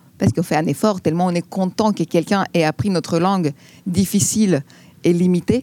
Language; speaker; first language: French; non-native, fluent; Greek